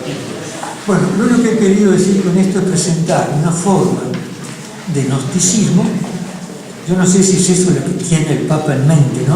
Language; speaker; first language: Spanish; native; Spanish